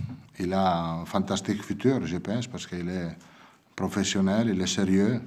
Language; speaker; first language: French; non-native, learner; Italian